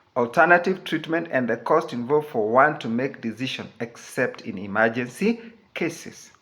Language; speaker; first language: English; non-native, local second language; Swahili